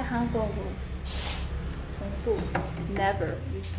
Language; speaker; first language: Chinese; non-native, learner; Korean